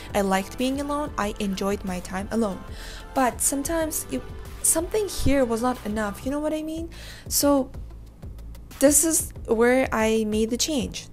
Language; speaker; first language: English; non-native, fluent; Uzbek